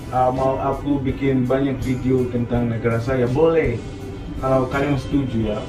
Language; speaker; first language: Malay; non-native, fluent; Nyanja